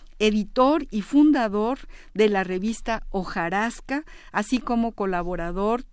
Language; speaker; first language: Spanish; native; Spanish